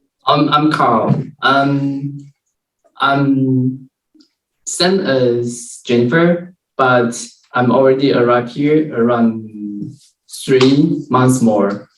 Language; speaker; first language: English; non-native, learner; Chinese